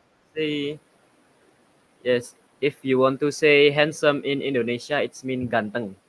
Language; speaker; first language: English; non-native, learner; Indonesian